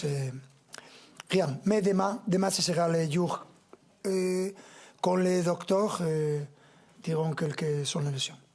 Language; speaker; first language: French; non-native, fluent; Spanish